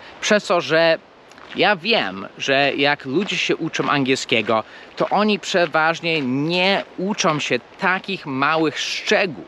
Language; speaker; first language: Polish; non-native, fluent; English